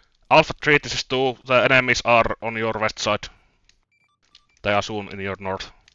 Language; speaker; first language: English; non-native, fluent; Finnish